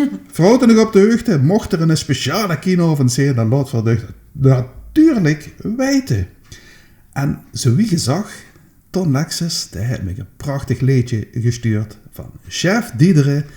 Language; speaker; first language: Dutch; native; Dutch